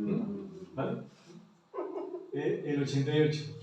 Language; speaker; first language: Spanish; native; Spanish